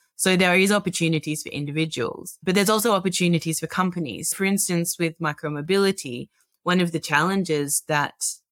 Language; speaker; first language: English; native; English